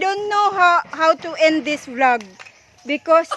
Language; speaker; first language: English; non-native, learner; Cebuano